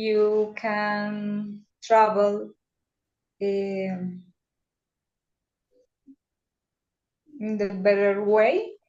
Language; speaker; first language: English; non-native, learner; Spanish